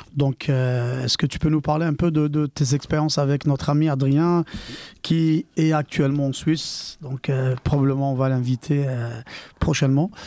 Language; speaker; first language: French; non-native, local second language; Arabic